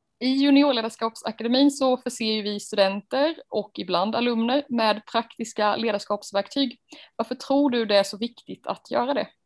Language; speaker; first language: Swedish; native; Swedish